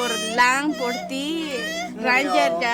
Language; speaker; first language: Spanish; native; Spanish